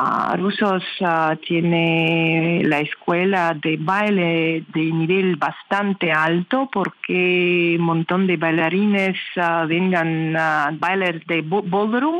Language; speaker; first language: Spanish; non-native, learner; Russian